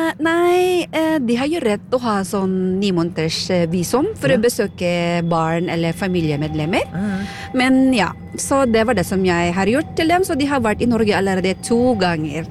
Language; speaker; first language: Norwegian; non-native, fluent; Filipino